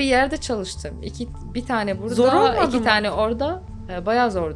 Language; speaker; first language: Turkish; non-native, fluent; Arabic